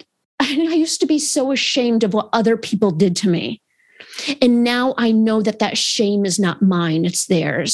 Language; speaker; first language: English; native; English